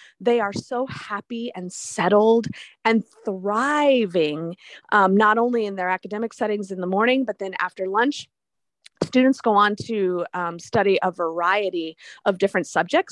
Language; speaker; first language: English; native; English